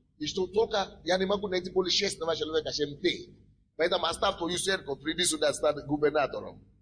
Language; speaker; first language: Russian; non-native, fluent; Yoruba